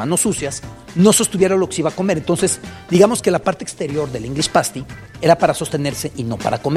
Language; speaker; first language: Spanish; native; Spanish